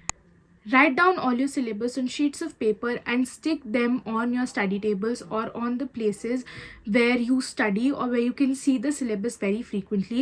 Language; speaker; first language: English; non-native, local second language; Hindi